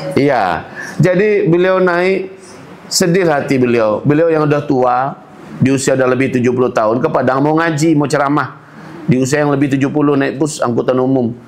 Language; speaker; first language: Malay; non-native, local second language; Minangkabau